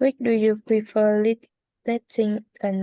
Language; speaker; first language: English; non-native, learner; Vietnamese